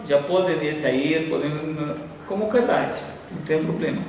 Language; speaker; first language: Portuguese; non-native, fluent; Arabic